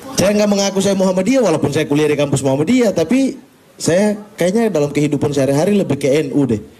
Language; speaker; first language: Indonesian; native; Indonesian